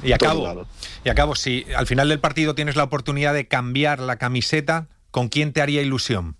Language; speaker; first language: Spanish; native; Spanish